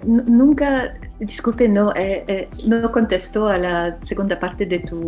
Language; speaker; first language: Spanish; non-native, fluent; French